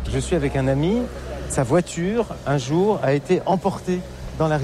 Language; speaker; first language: French; native; French